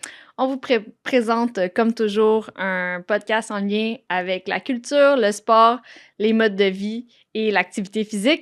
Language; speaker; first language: French; native; French